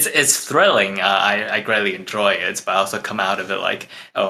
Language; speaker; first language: English; non-native, fluent; Chinese